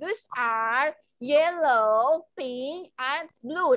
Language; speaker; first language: English; non-native, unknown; Indonesian